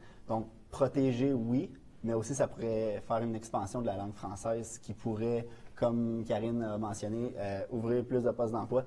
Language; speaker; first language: French; native; French